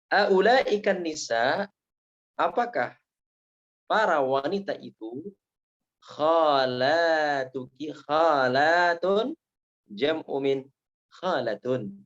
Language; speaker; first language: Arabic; non-native, learner; Indonesian